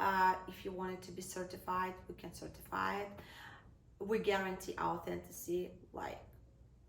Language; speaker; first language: English; non-native, fluent; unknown